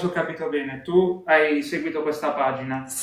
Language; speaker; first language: Italian; native; Italian